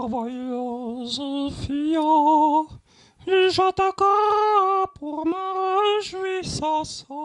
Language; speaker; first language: French; non-native, learner; German